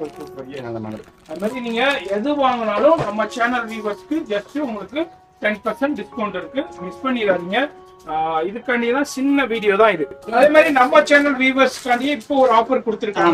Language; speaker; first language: Tamil; native; Tamil